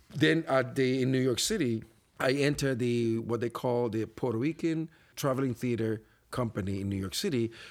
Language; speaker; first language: English; non-native, fluent; Spanish